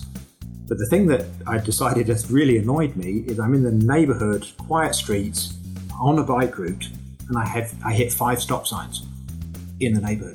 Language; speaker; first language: English; native; English